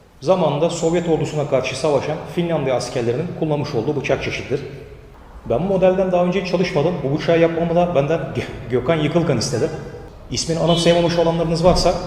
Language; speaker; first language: Turkish; native; Turkish